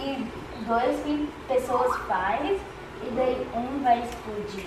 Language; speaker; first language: Portuguese; early bilingual, heritage; Portuguese